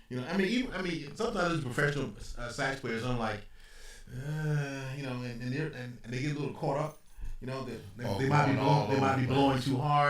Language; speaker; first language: English; native; English